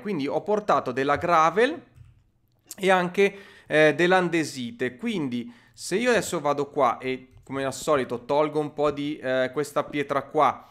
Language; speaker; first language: Italian; native; Italian